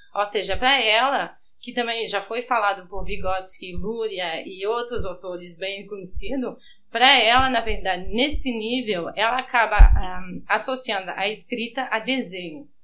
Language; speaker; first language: Portuguese; early bilingual, heritage; Portuguese